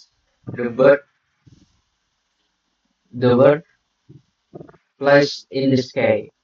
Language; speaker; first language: English; non-native, learner; Indonesian